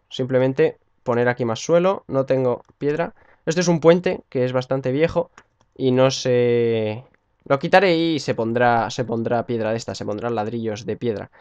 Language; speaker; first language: Spanish; native; Spanish